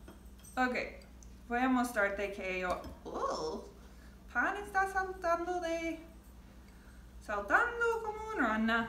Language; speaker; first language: Spanish; non-native, learner; English